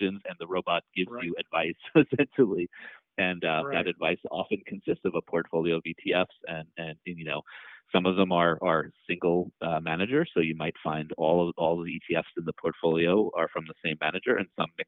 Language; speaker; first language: English; native; English